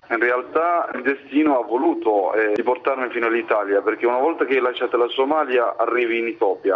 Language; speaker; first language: Italian; non-native, fluent; Somali